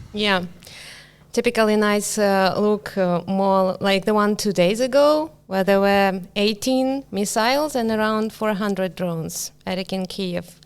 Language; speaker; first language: English; non-native, fluent; Ukrainian